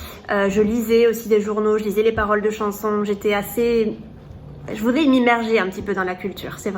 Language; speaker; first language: French; native; French